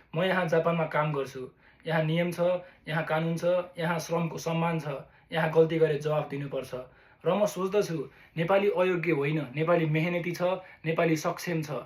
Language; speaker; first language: Nepali; native; Nepali